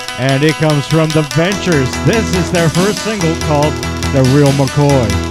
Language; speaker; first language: English; native; English